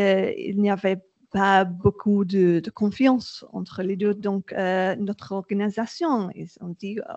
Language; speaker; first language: French; non-native, learner; English